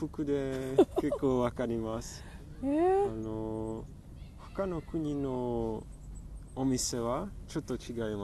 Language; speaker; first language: Japanese; non-native, learner; Czech